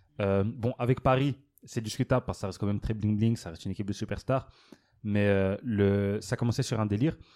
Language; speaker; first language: French; native; French